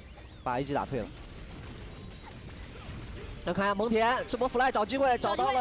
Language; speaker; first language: Chinese; native; Chinese